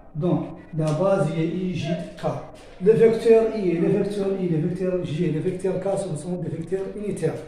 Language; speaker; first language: French; non-native, local second language; Arabic